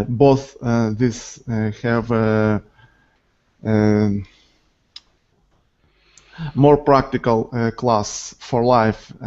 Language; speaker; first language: English; non-native, learner; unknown